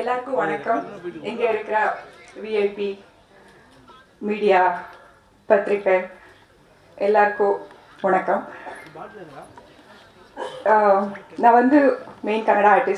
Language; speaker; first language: Tamil; non-native, learner; Kannada